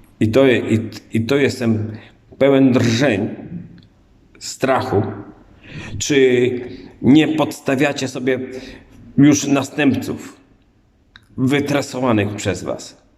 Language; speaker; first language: Polish; native; Polish